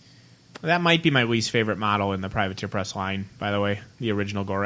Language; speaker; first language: English; native; English